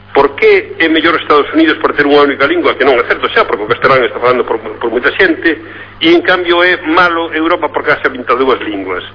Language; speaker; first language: Galician; native; Galician